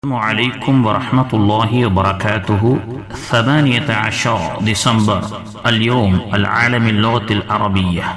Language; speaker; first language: Arabic; non-native, fluent; Tamil